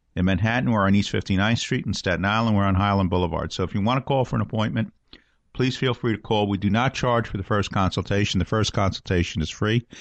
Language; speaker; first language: English; native; English